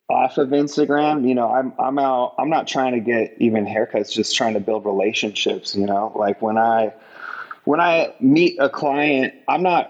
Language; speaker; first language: English; native; English